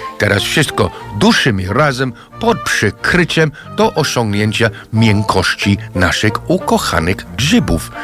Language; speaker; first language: Polish; non-native, fluent; English